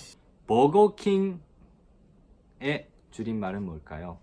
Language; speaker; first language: Korean; non-native, fluent; Japanese